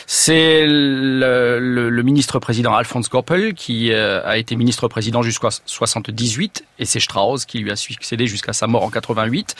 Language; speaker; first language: French; native; French